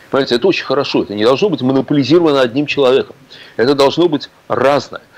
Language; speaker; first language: Russian; native; Russian